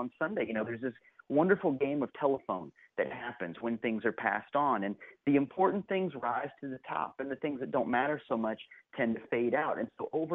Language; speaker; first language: English; native; English